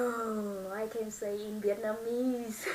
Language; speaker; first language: English; non-native, learner; Vietnamese